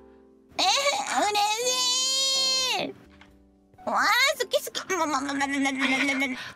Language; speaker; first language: Japanese; native; Japanese